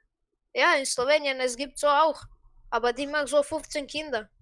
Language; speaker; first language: German; non-native, learner; Croatian